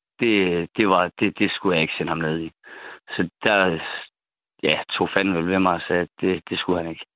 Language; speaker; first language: Danish; native; Danish